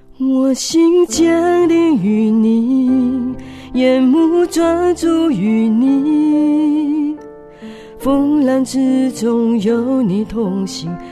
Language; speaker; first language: Chinese; native; Chinese